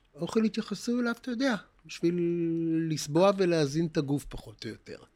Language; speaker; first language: Hebrew; native; Hebrew